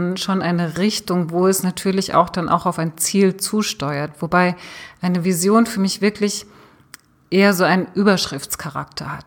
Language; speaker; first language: German; native; German